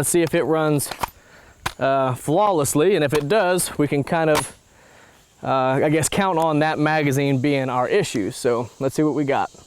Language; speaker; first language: English; native; English